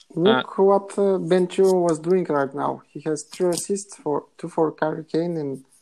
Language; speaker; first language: English; non-native, fluent; Bulgarian